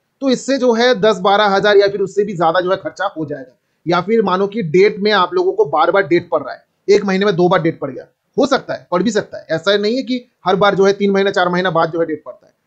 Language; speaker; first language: Hindi; native; Hindi